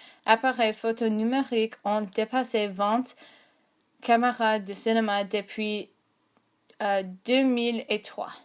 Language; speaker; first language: French; non-native, learner; English